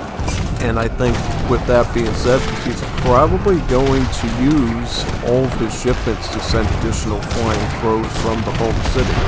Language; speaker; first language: English; native; English